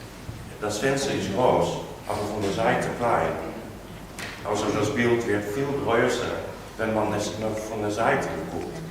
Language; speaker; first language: German; non-native, learner; Dutch